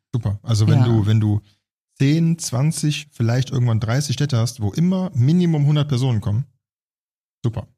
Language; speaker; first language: German; native; German